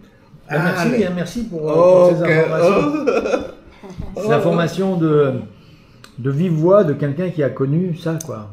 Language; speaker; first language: French; native; French